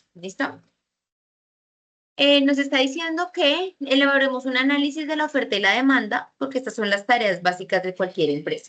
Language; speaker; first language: Spanish; native; Spanish